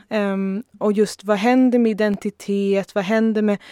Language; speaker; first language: Swedish; native; Swedish